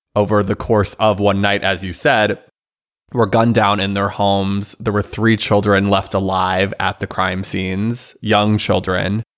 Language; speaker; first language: English; native; English